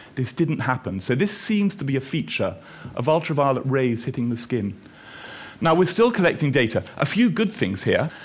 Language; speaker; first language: English; native; English